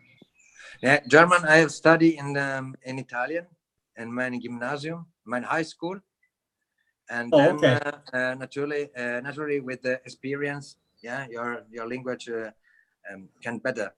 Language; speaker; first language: English; non-native, learner; Italian